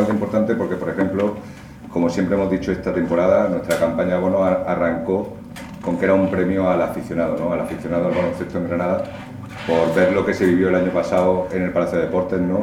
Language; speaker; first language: Spanish; native; Spanish